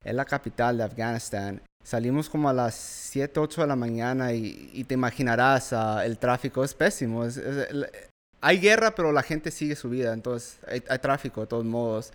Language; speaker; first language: Spanish; early bilingual, heritage; Spanish